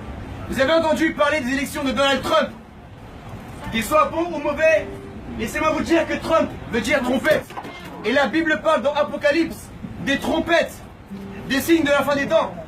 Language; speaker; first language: French; native; French